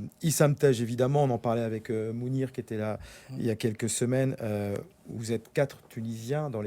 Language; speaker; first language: French; native; French